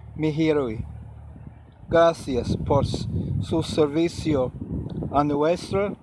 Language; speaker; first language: Spanish; non-native, learner; English